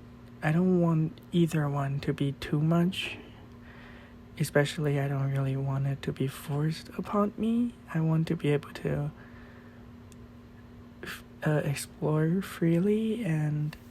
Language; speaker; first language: English; non-native, fluent; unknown